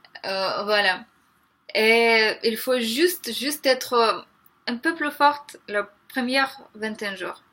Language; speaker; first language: French; non-native, learner; Ukrainian